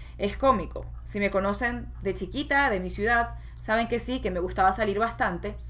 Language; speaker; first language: Spanish; native; Spanish